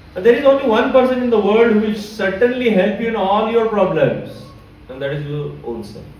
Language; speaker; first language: English; non-native, local second language; Marathi